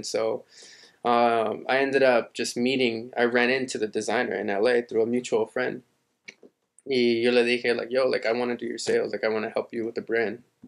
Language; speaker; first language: English; early bilingual, other home language; Spanish